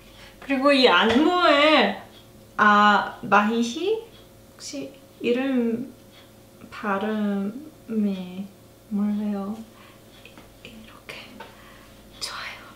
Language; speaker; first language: Korean; non-native, learner; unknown